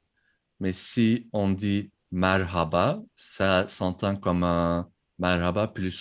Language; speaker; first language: French; non-native, fluent; Turkish